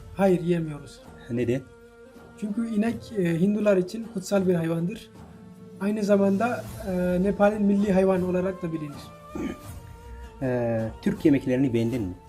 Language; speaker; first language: Turkish; non-native, fluent; Nepali